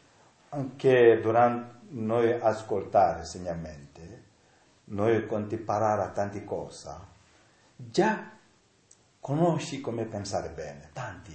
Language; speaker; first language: Italian; non-native, learner; Tibetan